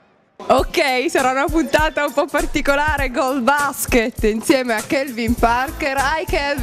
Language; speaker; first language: Italian; native; Italian